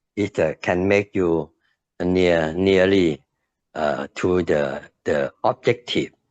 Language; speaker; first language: English; non-native, learner; Thai